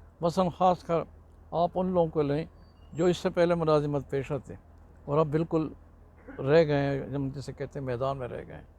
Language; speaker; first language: Urdu; non-native, local second language; Pashto